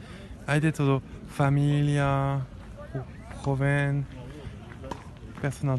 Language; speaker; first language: Spanish; non-native, learner; French